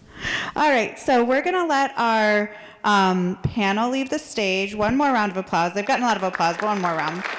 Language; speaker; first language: English; native; English